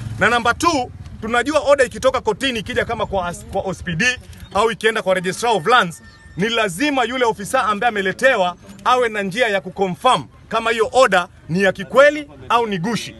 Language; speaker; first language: Swahili; native; Swahili